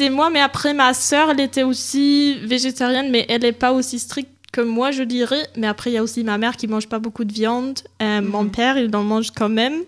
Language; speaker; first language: French; non-native, fluent; German